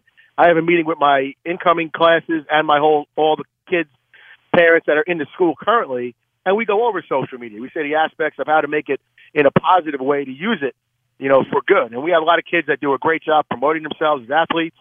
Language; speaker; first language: English; native; English